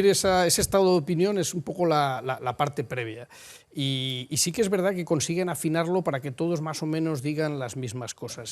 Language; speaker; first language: Spanish; native; Spanish